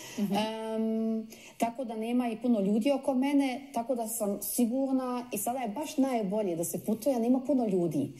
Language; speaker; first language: Croatian; early bilingual, heritage; Croatian